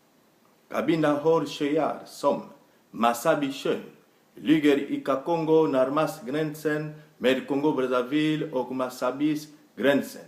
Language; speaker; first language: Swedish; non-native, fluent; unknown